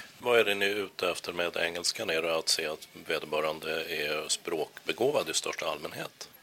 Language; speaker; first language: Swedish; native; Swedish